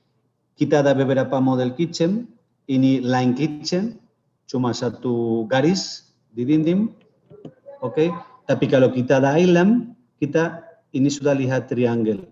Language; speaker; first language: Indonesian; non-native, fluent; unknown